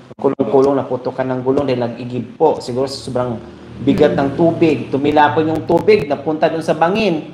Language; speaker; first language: Filipino; native; Filipino